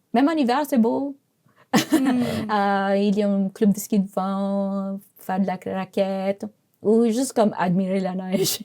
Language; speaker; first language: French; non-native, fluent; Filipino